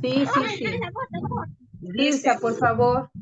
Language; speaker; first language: Spanish; native; Spanish